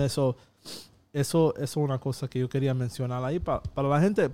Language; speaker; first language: Spanish; early bilingual, heritage; Spanish